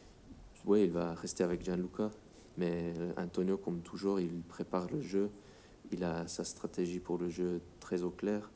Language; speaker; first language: French; non-native, fluent; English